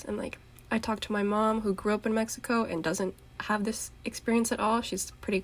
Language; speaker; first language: English; native; English